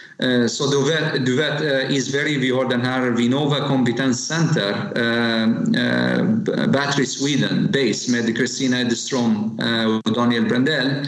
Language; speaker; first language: Swedish; non-native, fluent; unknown